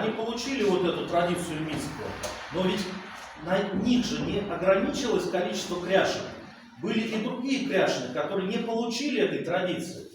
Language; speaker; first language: Russian; native; Russian